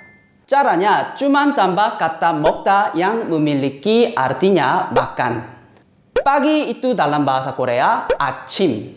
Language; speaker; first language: Indonesian; non-native, fluent; Korean